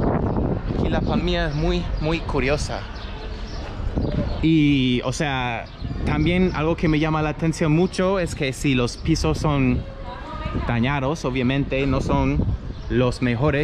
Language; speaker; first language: Spanish; non-native, fluent; English